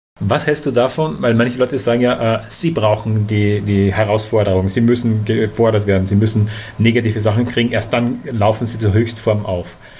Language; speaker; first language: German; native; German